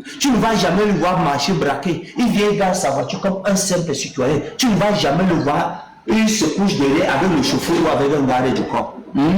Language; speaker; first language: French; non-native, local second language; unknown